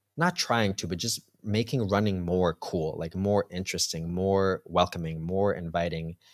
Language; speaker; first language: English; early bilingual, heritage; Spanish